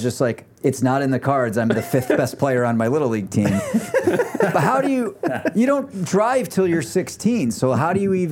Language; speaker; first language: English; native; English